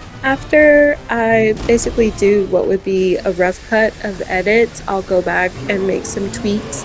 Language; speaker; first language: English; native; English